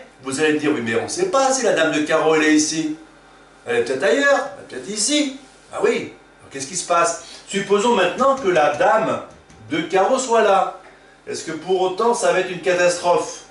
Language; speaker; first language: French; native; French